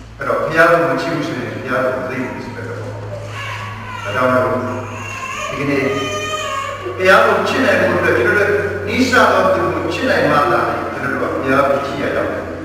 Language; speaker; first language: Burmese; non-native, local second language; Hakha Chin